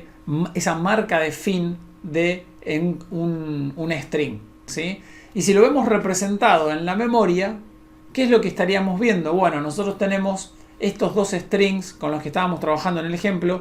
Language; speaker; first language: Spanish; native; Spanish